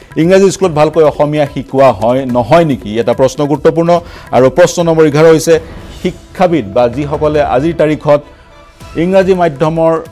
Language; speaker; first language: Assamese; native; Assamese